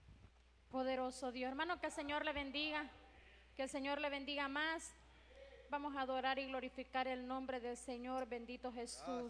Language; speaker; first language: Spanish; native; Spanish